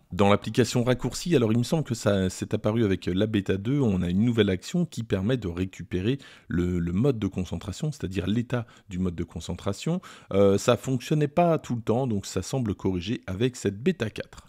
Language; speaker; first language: French; native; French